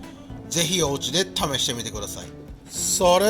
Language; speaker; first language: Japanese; native; Japanese